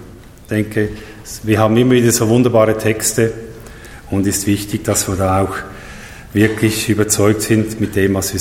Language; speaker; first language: German; native; German